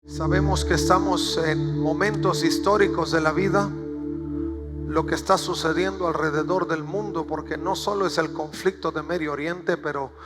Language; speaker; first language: Spanish; native; Spanish